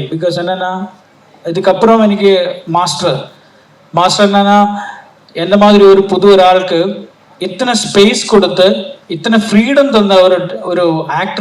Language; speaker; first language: Tamil; non-native, learner; Malayalam